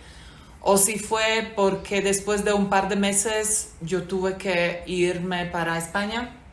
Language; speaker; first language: Spanish; non-native, fluent; Slovak